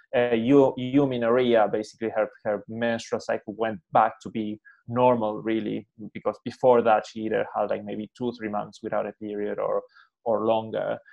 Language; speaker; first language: English; non-native, fluent; Spanish